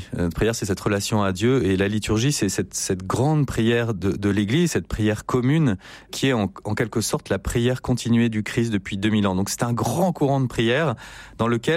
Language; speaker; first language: French; native; French